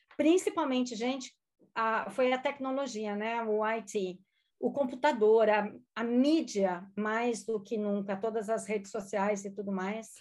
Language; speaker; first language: Portuguese; non-native, local second language; German